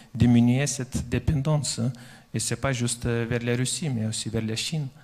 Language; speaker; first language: French; non-native, fluent; Lithuanian